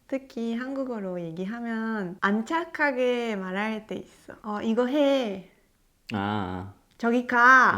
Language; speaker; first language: Korean; non-native, learner; French